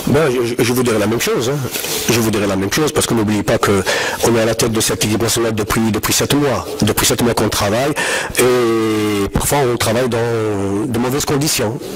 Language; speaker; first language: French; non-native, local second language; Arabic